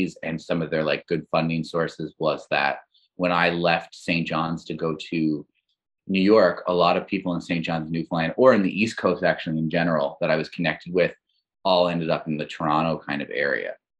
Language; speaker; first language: English; native; English